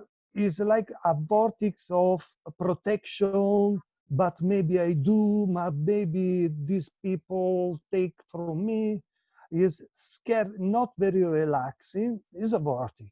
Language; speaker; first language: English; non-native, learner; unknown